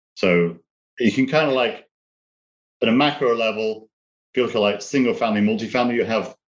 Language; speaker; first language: English; native; English